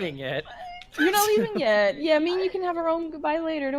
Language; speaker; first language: English; native; English